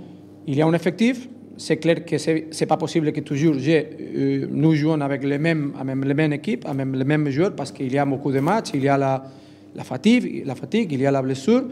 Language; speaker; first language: French; non-native, learner; Spanish